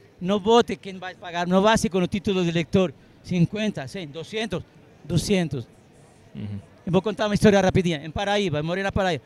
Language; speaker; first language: Portuguese; non-native, fluent; Arabic